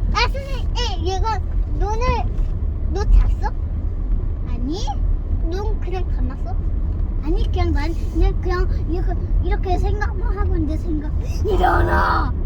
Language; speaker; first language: Korean; early bilingual, other home language; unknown